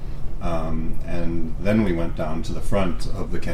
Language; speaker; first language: English; native; English